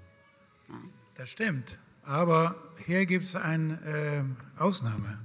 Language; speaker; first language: German; non-native, fluent; Swedish